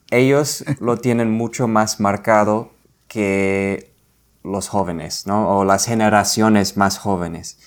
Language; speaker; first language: Spanish; non-native, fluent; English